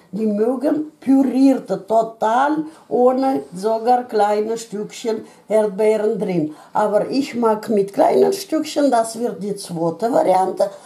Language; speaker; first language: German; non-native, fluent; Russian